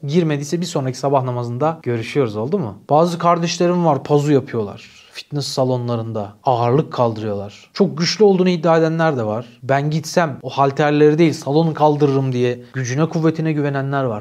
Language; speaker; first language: Turkish; native; Turkish